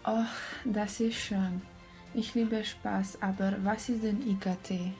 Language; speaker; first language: German; non-native, learner; Slovenian